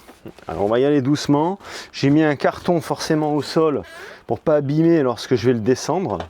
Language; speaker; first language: French; native; French